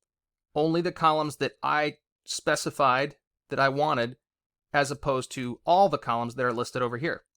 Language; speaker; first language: English; native; English